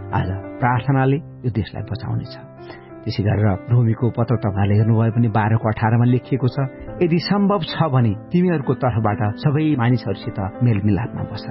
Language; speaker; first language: Nepali; native; Nepali